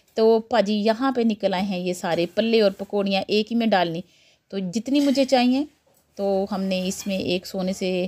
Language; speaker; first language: Urdu; non-native, local second language; Punjabi